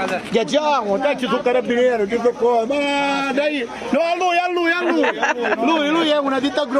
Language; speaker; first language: Italian; native; Italian